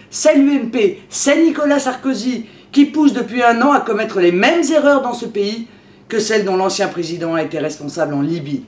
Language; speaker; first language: French; native; French